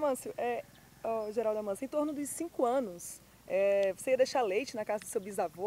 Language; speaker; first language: Portuguese; native; Portuguese